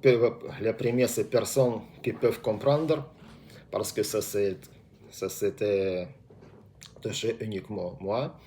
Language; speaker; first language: French; non-native, learner; Russian